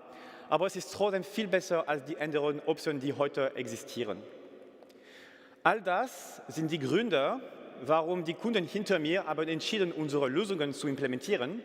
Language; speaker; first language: German; non-native, fluent; French